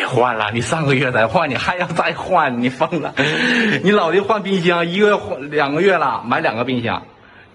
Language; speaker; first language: Chinese; native; Chinese